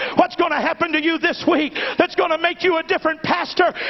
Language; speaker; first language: English; native; English